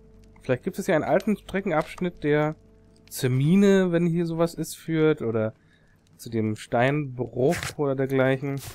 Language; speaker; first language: German; native; German